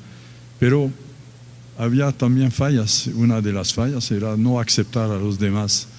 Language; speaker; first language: Spanish; non-native, fluent; French